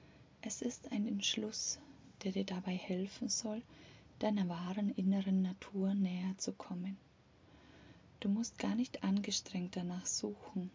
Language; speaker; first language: German; native; German